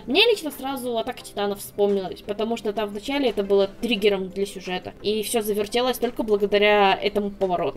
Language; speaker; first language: Russian; native; Russian